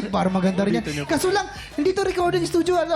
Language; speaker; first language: Filipino; native; Filipino